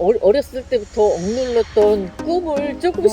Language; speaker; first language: Korean; native; Korean